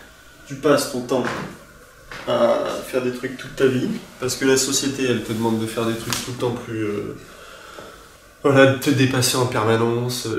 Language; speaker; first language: French; native; French